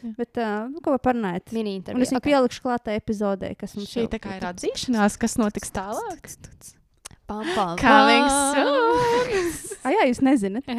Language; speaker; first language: Latvian; native; Latvian